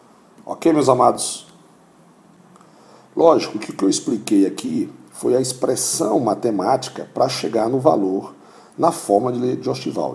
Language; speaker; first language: Portuguese; native; Portuguese